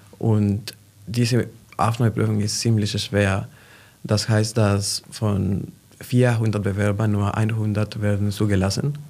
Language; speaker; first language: German; non-native, fluent; Spanish